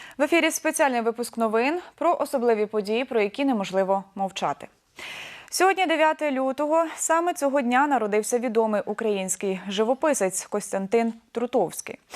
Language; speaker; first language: Ukrainian; native; Ukrainian